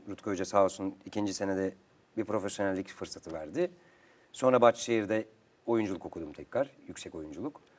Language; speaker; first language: Turkish; native; Turkish